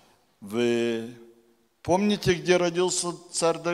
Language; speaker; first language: Polish; non-native, learner; Russian